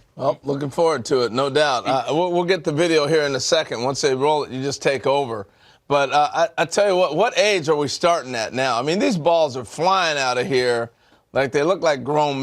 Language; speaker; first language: English; native; English